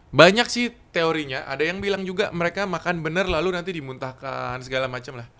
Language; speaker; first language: Indonesian; native; Indonesian